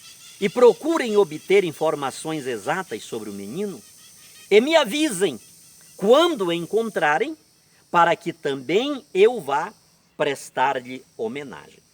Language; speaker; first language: Portuguese; native; Portuguese